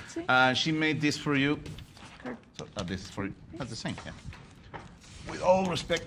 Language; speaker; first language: English; non-native, fluent; Spanish